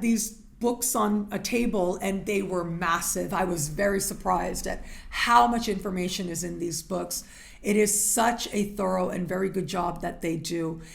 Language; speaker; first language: English; native; English